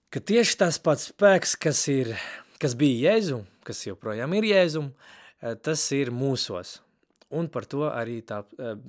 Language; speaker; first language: Latvian; non-native, local second language; Russian